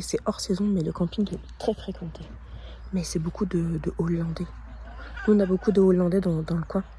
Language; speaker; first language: French; native; French